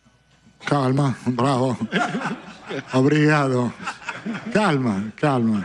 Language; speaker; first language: Portuguese; non-native, fluent; Italian